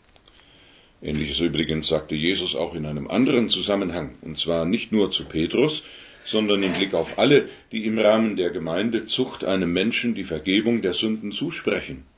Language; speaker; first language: German; native; German